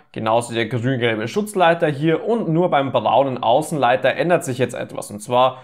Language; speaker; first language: German; native; German